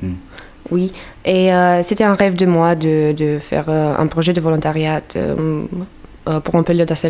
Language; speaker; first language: French; non-native, fluent; Romanian